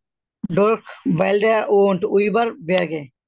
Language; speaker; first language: German; non-native, learner; Bangla